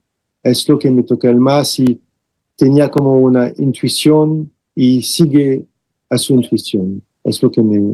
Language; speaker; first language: Spanish; non-native, fluent; French